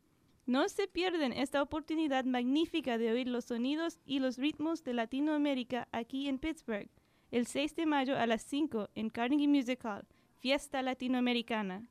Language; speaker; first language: Spanish; non-native, learner; English